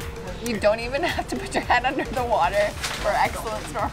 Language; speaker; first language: English; native; English